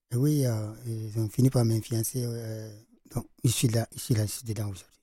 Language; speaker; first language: French; non-native, local second language; Fula